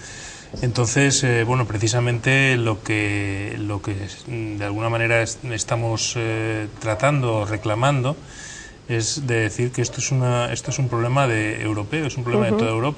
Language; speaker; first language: Spanish; native; Spanish